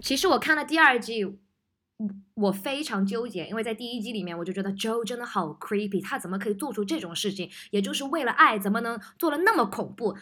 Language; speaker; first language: Chinese; early bilingual, other home language; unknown